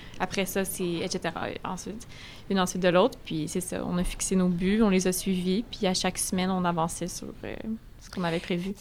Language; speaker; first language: French; native; French